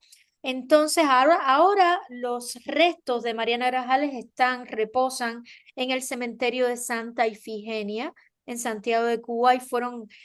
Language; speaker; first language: Spanish; native; Spanish